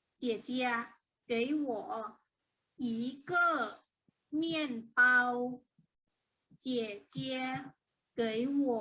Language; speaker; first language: Chinese; non-native, fluent; Thai